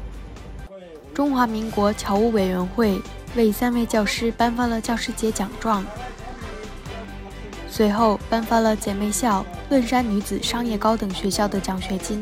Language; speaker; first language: Chinese; early bilingual, heritage; Chinese